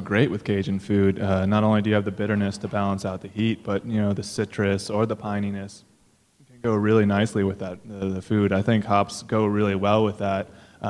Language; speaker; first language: English; native; English